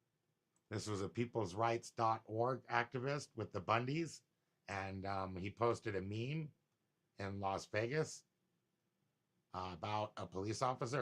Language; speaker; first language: English; native; English